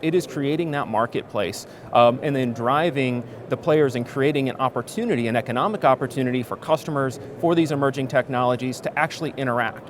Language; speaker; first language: English; native; English